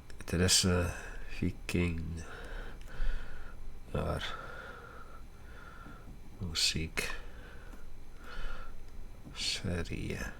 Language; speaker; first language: Swedish; non-native, learner; Dutch